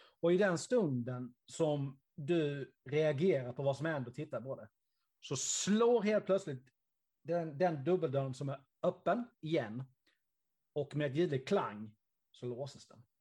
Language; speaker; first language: Swedish; native; Swedish